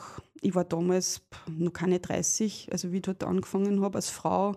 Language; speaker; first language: German; native; German